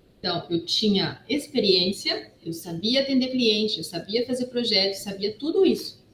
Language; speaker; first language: Portuguese; non-native, fluent; French